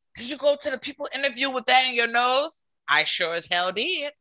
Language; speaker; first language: English; native; English